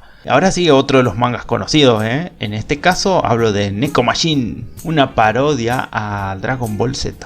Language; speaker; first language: Spanish; native; Spanish